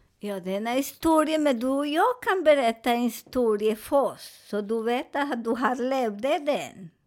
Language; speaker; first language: Swedish; non-native, fluent; Spanish